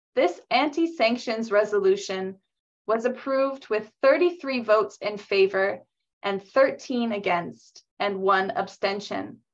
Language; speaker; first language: English; native; English